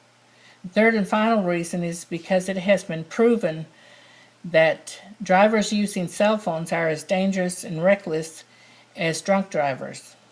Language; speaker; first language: English; native; English